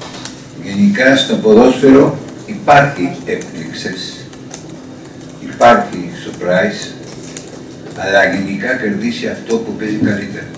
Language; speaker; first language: Greek; non-native, learner; Spanish